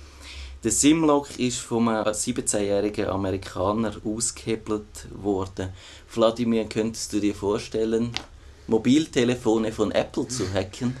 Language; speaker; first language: German; native; German